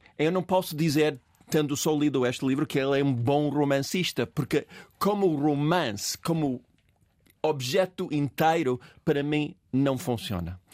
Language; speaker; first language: Portuguese; non-native, fluent; English